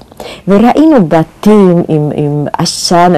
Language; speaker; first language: Hebrew; non-native, fluent; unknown